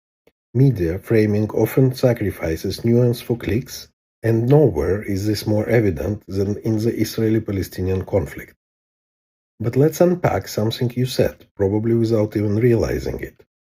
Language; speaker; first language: English; non-native, fluent; Hebrew